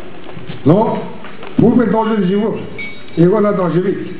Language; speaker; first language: Polish; non-native, learner; Tuvinian